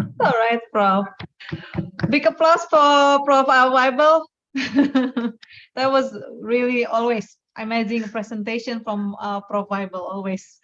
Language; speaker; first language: English; non-native, fluent; Indonesian